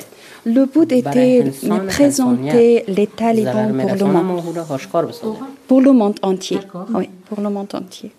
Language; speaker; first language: French; non-native, learner; Persian